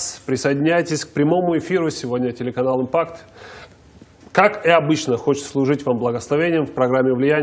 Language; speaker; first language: Russian; native; Russian